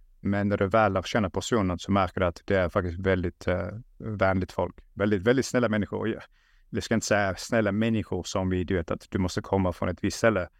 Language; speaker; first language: Swedish; early bilingual, other home language; Russian